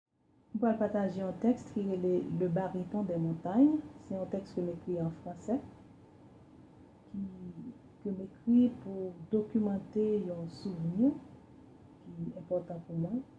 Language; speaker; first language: French; non-native, local second language; Haitian Creole